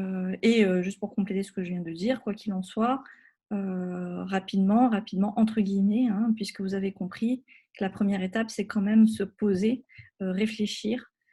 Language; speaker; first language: French; native; French